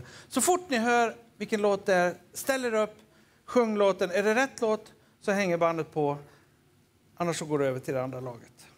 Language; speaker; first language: Swedish; native; Swedish